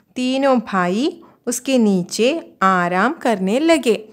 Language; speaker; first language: Hindi; non-native, local second language; Malayalam